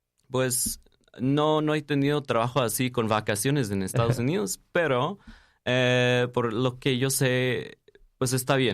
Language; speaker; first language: Spanish; non-native, fluent; English